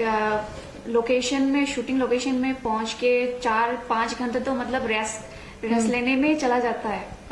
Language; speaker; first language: Hindi; non-native, local second language; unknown